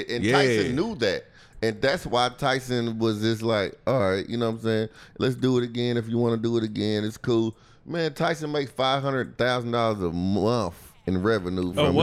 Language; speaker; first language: English; native; English